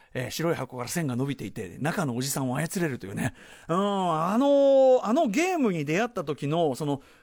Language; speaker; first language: Japanese; native; Japanese